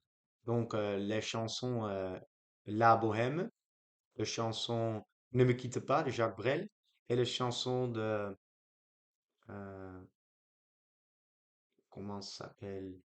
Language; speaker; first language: French; non-native, learner; Dutch